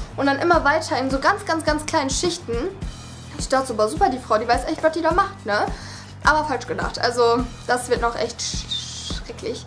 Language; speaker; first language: German; early bilingual, other home language; Vietnamese